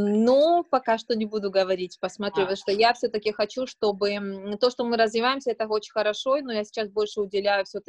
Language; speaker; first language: Russian; native; Russian